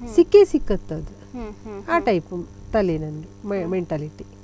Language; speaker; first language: Kannada; native; Kannada